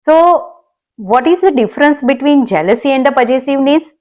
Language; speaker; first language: English; non-native, local second language; Gujarati